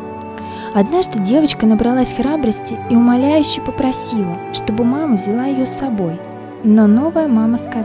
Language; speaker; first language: Russian; native; Russian